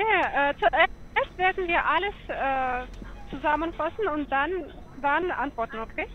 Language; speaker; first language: German; non-native, learner; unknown